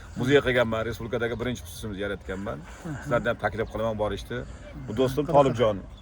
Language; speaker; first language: Uzbek; native; Uzbek